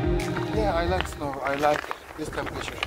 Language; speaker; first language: English; non-native, learner; Turkish